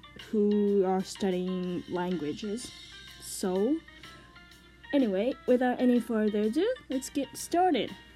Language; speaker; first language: English; non-native, learner; Japanese